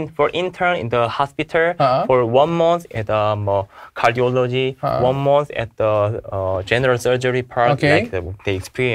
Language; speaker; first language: English; non-native, learner; Korean